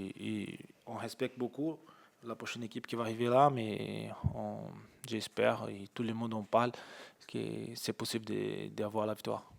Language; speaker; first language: French; non-native, fluent; Portuguese